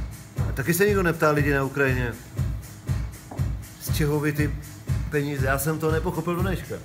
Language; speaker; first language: Czech; non-native, local second language; Polish